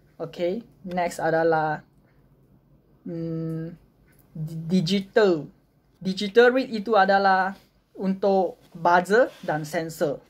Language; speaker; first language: Malay; non-native, local second language; Chinese